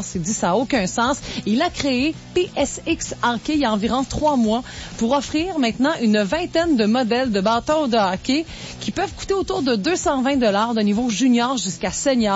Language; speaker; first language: French; native; French